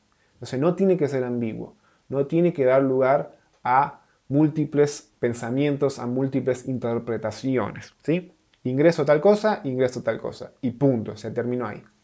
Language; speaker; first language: Spanish; native; Spanish